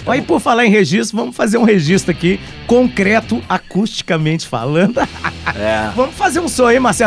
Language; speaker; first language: Portuguese; native; Portuguese